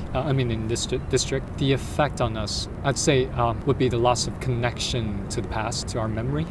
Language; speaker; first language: English; non-native, fluent; Chinese